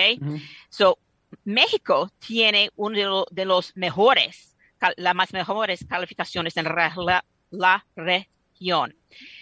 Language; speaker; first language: Spanish; non-native, fluent; English